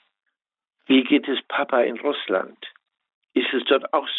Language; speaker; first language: German; native; German